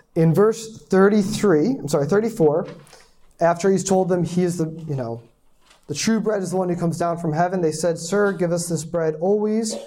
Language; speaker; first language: English; native; English